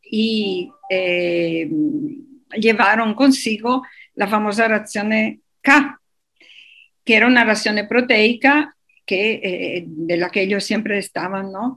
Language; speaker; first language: Spanish; non-native, fluent; Italian